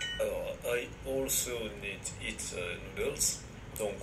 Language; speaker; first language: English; non-native, fluent; French